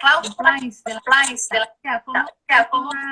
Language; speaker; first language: Spanish; non-native, learner; Portuguese